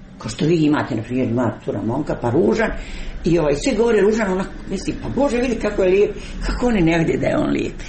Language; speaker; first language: Croatian; native; Croatian